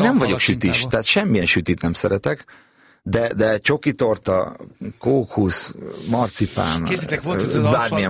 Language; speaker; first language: Hungarian; native; Hungarian